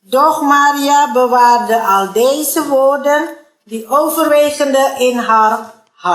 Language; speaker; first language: Dutch; non-native, learner; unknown